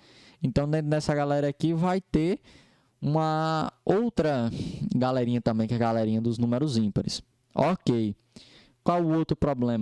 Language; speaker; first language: Portuguese; native; Portuguese